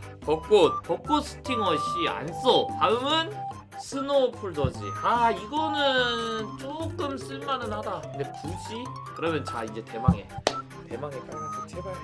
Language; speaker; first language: Korean; native; Korean